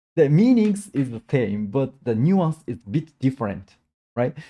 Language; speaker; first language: English; non-native, learner; Japanese